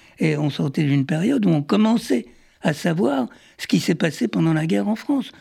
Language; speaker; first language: French; early bilingual, other home language; Arabic